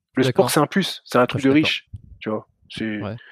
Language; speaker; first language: French; native; French